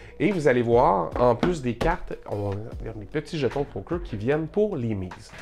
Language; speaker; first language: French; native; French